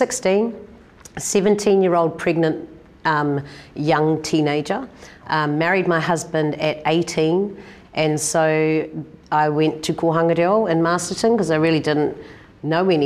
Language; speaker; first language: English; native; English